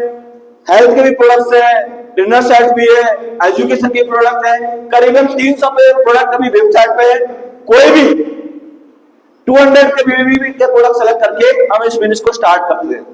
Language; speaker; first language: Hindi; native; Hindi